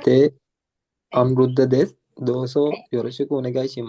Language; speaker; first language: Japanese; non-native, learner; Sinhala